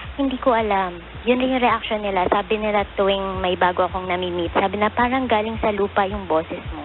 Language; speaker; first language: Filipino; non-native, local second language; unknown